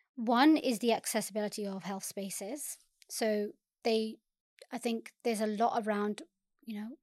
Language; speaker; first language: English; native; English